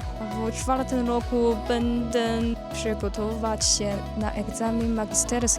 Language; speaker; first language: Polish; non-native, learner; Chinese